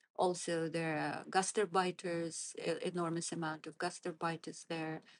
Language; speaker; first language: English; non-native, fluent; Azerbaijani